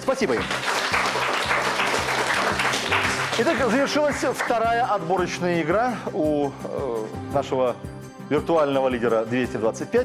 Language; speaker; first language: Russian; native; Russian